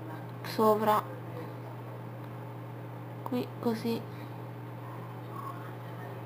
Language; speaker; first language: Italian; native; Italian